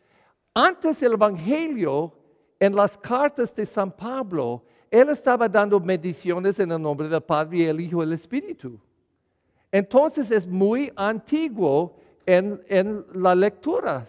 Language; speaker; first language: Spanish; non-native, learner; English